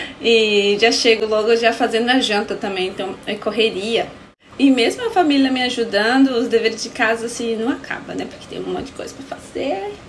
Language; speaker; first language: Portuguese; non-native, fluent; Spanish